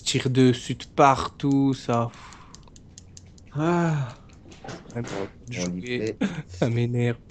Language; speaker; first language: French; native; French